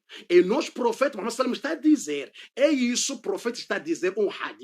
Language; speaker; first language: Portuguese; non-native, learner; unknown